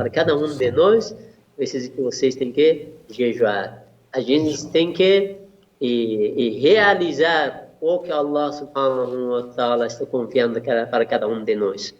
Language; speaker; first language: Portuguese; non-native, learner; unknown